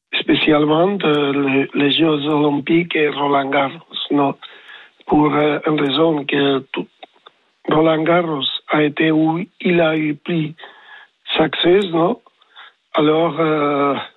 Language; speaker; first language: French; non-native, learner; Spanish